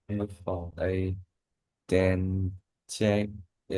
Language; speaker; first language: English; non-native, learner; Vietnamese